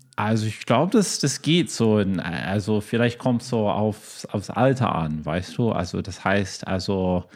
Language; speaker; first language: German; non-native, fluent; English